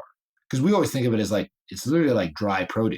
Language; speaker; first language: English; native; English